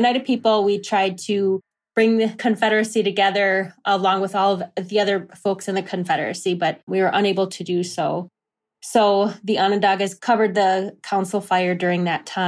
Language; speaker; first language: English; native; English